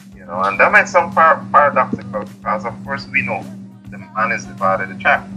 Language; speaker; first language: English; native; English